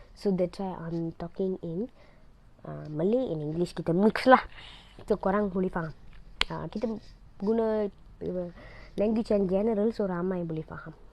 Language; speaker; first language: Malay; non-native, local second language; Tamil